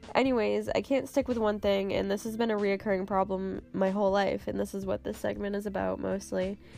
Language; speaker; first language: English; native; English